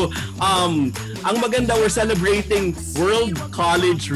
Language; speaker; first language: Filipino; native; Filipino